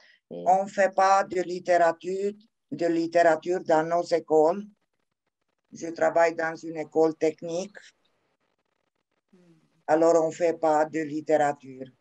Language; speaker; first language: French; non-native, fluent; Romanian